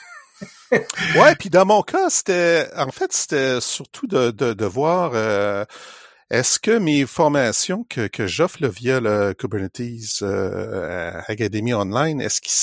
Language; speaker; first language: French; native; French